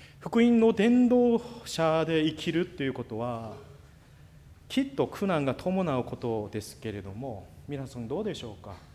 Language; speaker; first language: Japanese; non-native, fluent; Korean